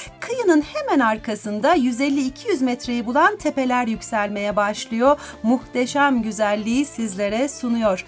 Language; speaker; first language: Turkish; native; Turkish